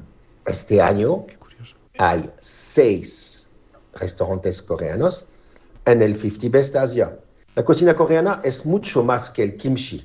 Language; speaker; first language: Spanish; non-native, fluent; French